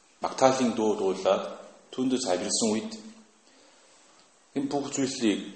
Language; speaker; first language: Mongolian; non-native, fluent; Korean